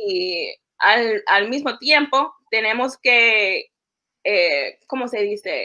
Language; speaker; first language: Spanish; early bilingual, heritage; English